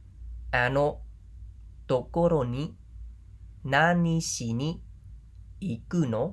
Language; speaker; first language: Japanese; non-native, fluent; Khmer